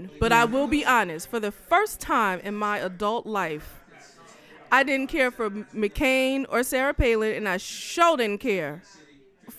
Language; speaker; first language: English; native; English